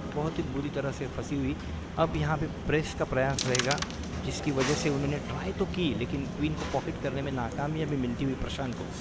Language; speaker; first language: Hindi; non-native, local second language; Marathi